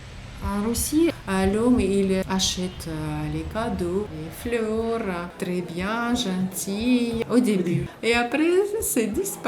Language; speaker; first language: French; non-native, learner; Russian